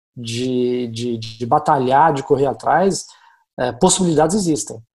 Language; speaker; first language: Portuguese; native; Portuguese